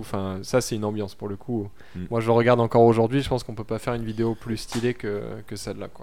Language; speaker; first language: French; native; French